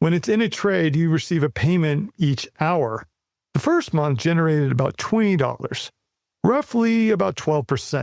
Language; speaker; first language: English; native; English